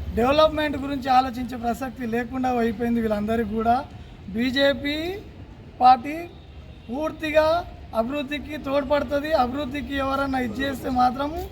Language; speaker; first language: Telugu; native; Telugu